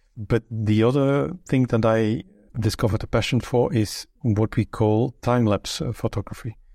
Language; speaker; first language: English; non-native, fluent; Dutch